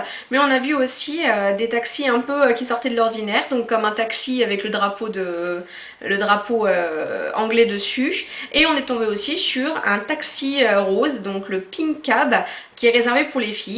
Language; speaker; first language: French; native; French